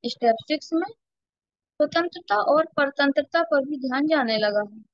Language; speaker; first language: Hindi; native; Hindi